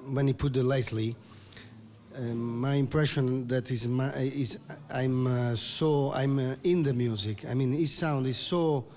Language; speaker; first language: English; non-native, learner; Italian